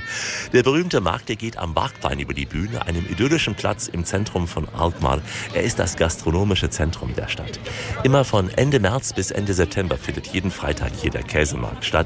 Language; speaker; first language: German; native; German